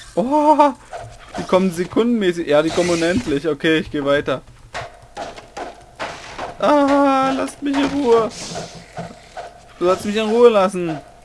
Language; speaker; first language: German; native; German